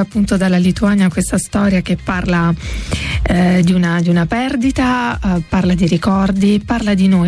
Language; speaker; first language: Italian; native; Italian